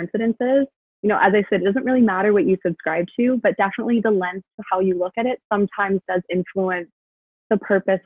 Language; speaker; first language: English; native; English